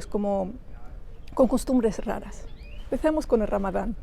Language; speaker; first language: Spanish; early bilingual, other home language; Arabic